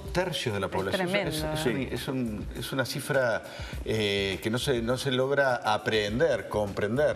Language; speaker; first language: Spanish; native; Spanish